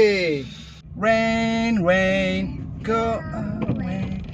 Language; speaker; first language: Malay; non-native, fluent; French